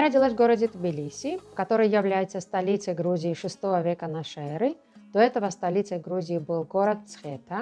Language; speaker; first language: Russian; non-native, local second language; Georgian